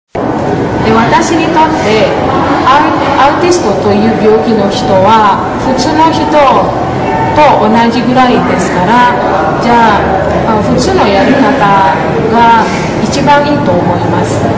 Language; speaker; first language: Japanese; non-native, fluent; Indonesian